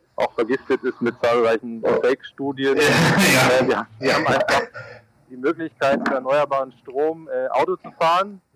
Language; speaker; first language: German; native; German